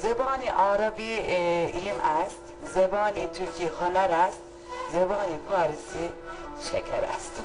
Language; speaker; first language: Persian; non-native, learner; Turkish